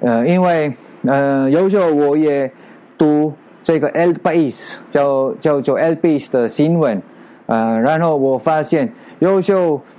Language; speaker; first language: Chinese; non-native, learner; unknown